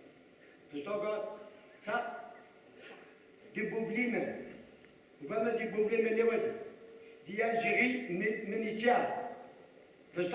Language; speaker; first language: Danish; non-native, learner; Arabic